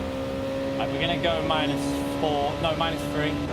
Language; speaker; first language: English; native; English